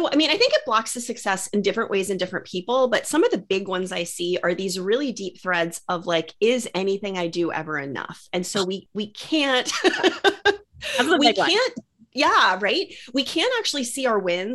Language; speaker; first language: English; native; English